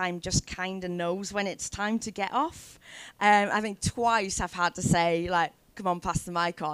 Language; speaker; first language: English; native; English